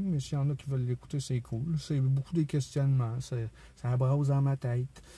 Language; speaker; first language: French; native; French